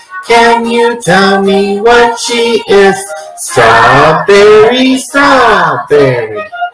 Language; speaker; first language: English; native; English